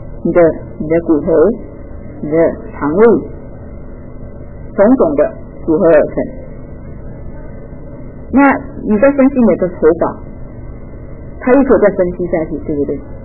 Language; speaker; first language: Chinese; native; Chinese